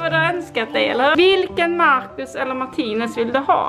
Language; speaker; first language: Swedish; native; Swedish